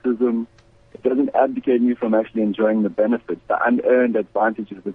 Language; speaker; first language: English; native; English